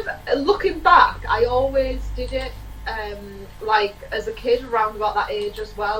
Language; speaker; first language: English; native; English